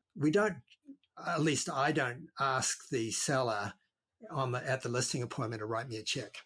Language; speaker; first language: English; native; English